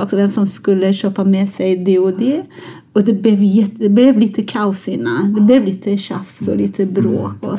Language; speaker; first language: Swedish; non-native, fluent; Persian